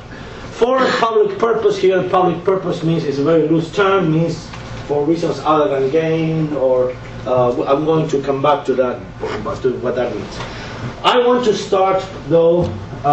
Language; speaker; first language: English; non-native, fluent; Spanish